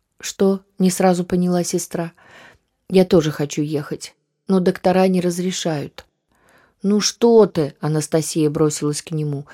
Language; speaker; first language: Russian; native; Russian